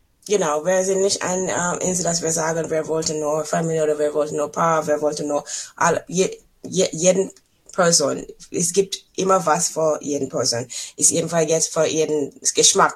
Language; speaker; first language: German; non-native, fluent; English